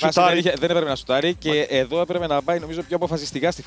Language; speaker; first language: Greek; native; Greek